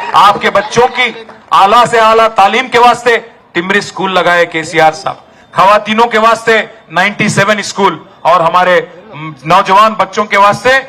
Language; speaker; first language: Hindi; non-native, local second language; Telugu